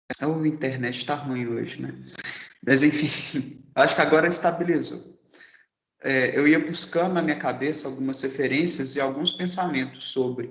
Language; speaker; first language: Portuguese; native; Portuguese